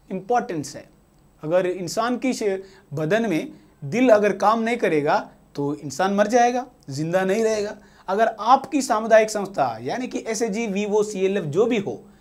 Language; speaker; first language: Hindi; non-native, local second language; Telugu